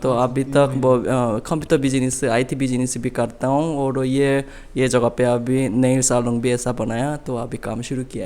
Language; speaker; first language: Urdu; non-native, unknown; Korean